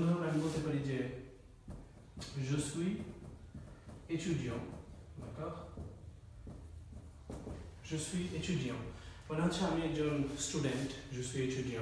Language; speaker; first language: French; non-native, fluent; Bangla